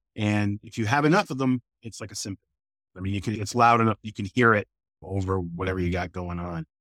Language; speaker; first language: English; native; English